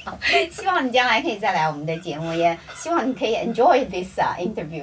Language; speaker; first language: Chinese; native; Chinese